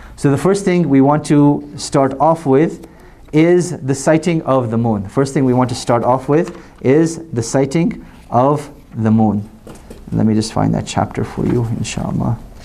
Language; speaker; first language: English; native; English